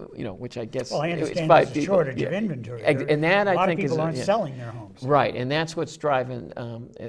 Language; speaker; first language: English; native; English